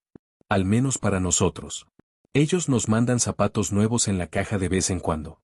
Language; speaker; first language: Spanish; native; Spanish